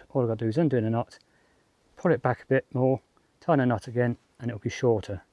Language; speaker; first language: English; native; English